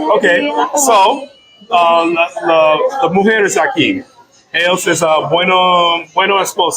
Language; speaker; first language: Spanish; non-native, learner; English